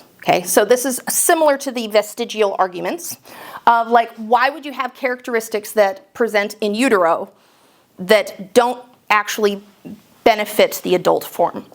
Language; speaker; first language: English; native; English